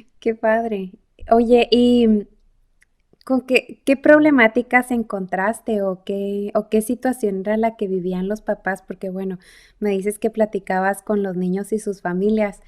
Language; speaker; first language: Spanish; native; Spanish